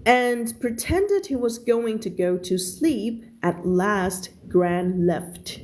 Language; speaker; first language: English; non-native, fluent; Thai